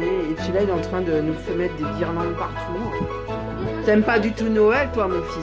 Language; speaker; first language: French; native; French